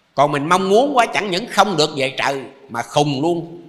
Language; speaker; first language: Vietnamese; native; Vietnamese